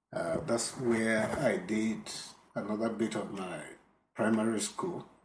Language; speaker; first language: English; non-native, local second language; Yoruba